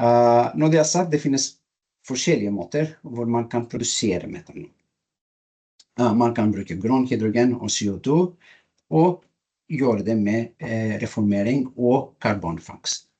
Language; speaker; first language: Norwegian; non-native, learner; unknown